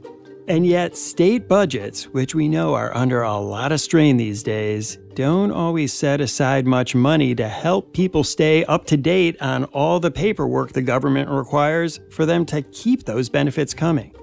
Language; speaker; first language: English; native; English